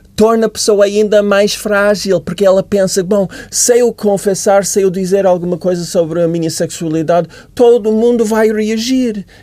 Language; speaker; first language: Portuguese; non-native, fluent; English